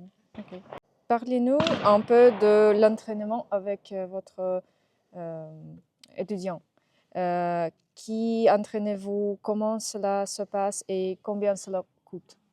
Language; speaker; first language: French; non-native, learner; Russian